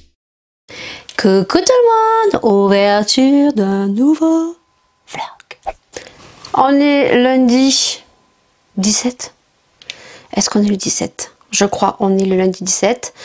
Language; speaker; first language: French; native; French